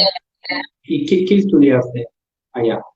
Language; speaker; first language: Spanish; non-native, learner; Portuguese